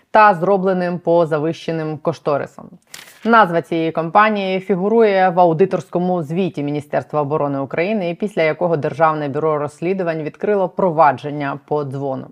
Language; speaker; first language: Ukrainian; native; Ukrainian